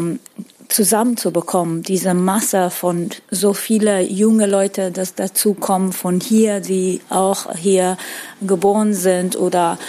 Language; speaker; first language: German; non-native, fluent; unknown